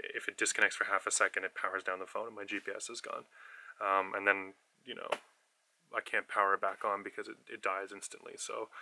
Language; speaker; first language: English; native; English